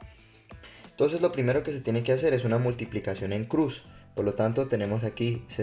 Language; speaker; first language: Spanish; native; Spanish